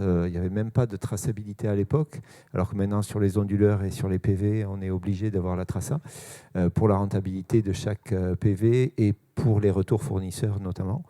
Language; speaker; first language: French; native; French